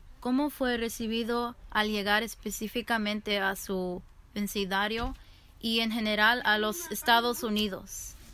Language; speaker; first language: Spanish; early bilingual, heritage; Spanish